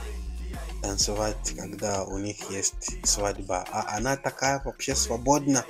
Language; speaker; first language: Russian; non-native, fluent; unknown